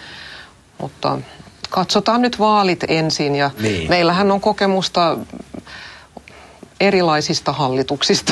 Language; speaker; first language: Finnish; non-native, local second language; Swedish